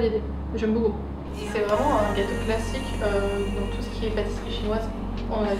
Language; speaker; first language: French; native; French